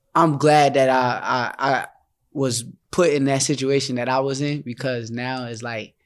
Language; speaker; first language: English; native; English